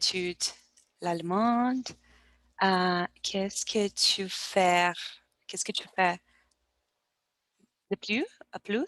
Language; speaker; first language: French; non-native, learner; Portuguese